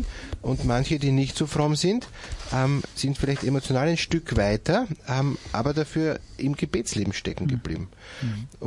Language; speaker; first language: German; native; German